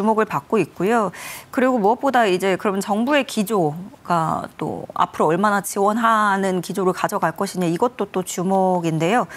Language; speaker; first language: Korean; native; Korean